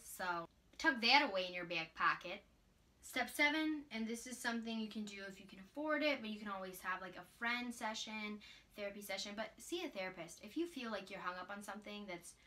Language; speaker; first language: English; native; English